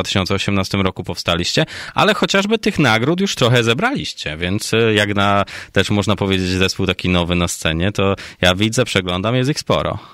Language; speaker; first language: Polish; native; Polish